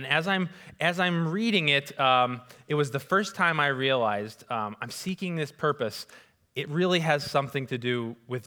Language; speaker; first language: English; native; English